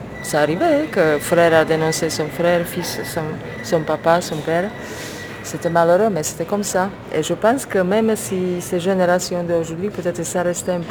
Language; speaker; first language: French; non-native, fluent; Slovak